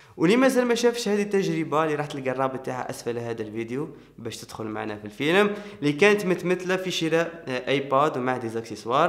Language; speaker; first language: Arabic; native; Arabic